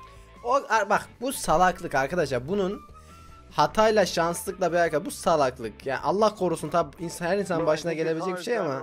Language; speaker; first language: Turkish; native; Turkish